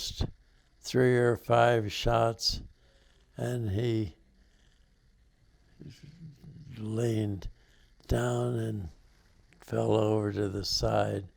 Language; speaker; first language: English; native; English